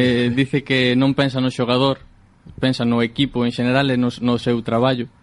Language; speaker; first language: French; non-native, learner; Galician